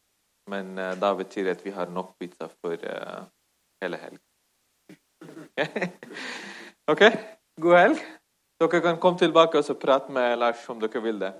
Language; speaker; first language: Norwegian; non-native, fluent; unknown